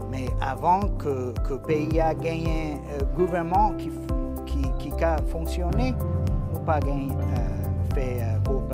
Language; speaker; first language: Haitian Creole; non-native, fluent; English